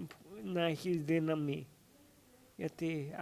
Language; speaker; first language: Greek; early bilingual, heritage; English